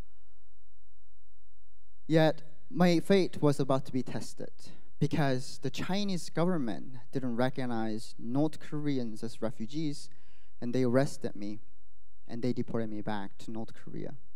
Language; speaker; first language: English; non-native, fluent; Korean